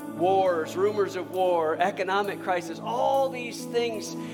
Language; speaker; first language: English; native; English